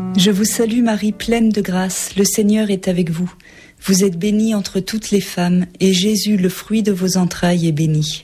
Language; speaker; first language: French; native; French